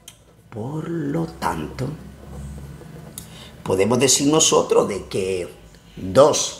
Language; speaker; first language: Spanish; native; Spanish